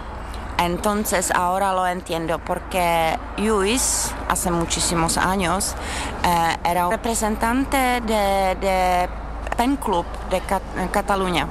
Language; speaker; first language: Spanish; non-native, fluent; Czech